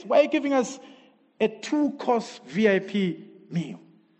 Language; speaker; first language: English; non-native, local second language; Shona